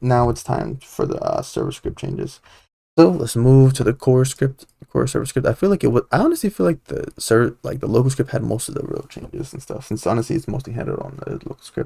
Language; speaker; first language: English; native; English